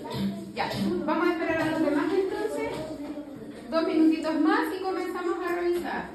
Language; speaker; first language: Spanish; native; Spanish